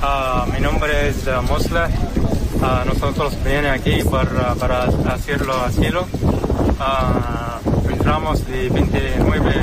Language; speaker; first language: Spanish; non-native, learner; Arabic